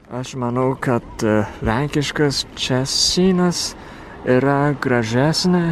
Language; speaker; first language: Lithuanian; non-native, learner; Japanese